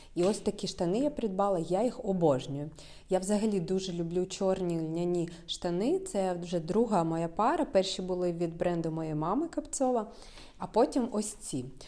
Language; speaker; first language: Ukrainian; non-native, local second language; Russian